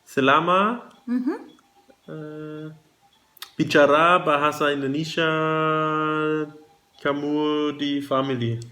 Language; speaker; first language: Indonesian; non-native, learner; German